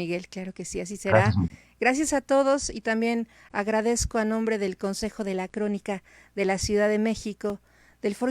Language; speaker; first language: Spanish; native; Spanish